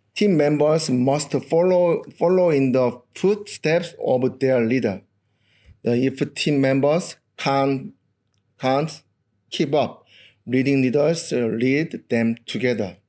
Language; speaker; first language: English; non-native, learner; Korean